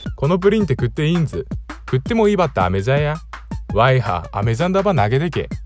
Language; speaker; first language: Japanese; native; Japanese